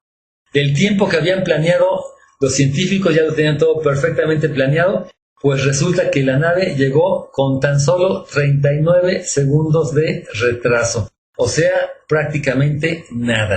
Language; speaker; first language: Spanish; native; Spanish